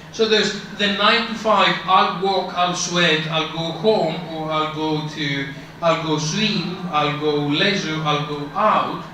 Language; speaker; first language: English; non-native, fluent; Greek